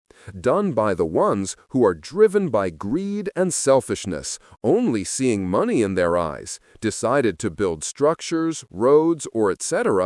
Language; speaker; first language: English; non-native, fluent; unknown